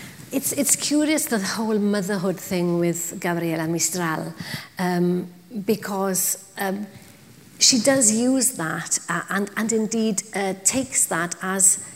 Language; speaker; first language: English; non-native, local second language; Welsh